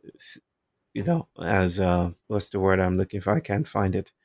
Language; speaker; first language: English; non-native, local second language; Yoruba